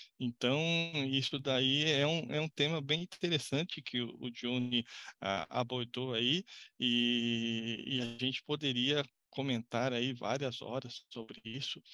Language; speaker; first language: Portuguese; native; Portuguese